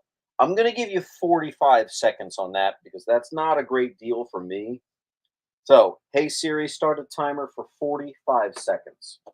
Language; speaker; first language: English; native; English